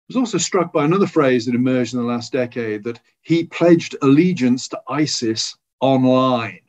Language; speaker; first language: English; native; English